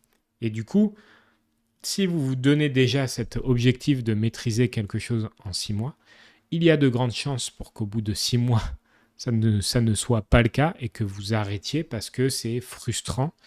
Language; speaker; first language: French; native; French